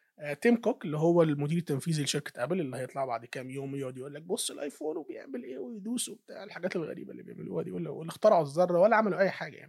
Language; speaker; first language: Arabic; native; Arabic